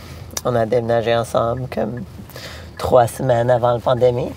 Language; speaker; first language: French; non-native, local second language; English